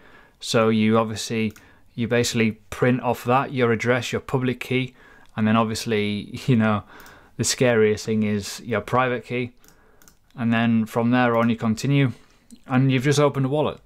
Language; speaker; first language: English; native; English